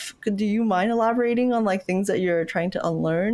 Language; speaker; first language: English; early bilingual, other home language; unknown